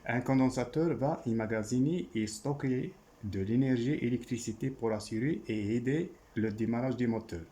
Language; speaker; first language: French; non-native, local second language; Arabic